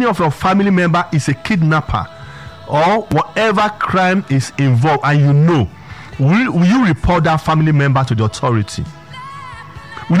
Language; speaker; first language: English; non-native, local second language; Yoruba